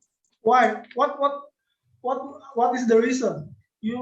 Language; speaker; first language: English; non-native, learner; Indonesian